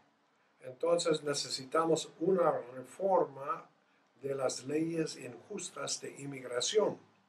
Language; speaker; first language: Spanish; non-native, fluent; English